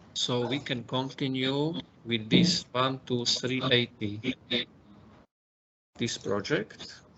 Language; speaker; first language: English; non-native, fluent; Slovak